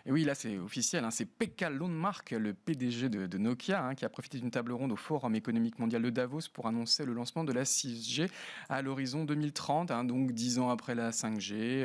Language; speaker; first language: French; native; French